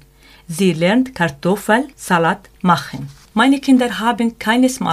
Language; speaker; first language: German; non-native, learner; Arabic